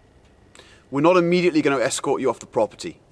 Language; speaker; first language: English; native; English